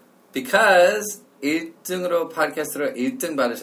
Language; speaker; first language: Korean; non-native, learner; English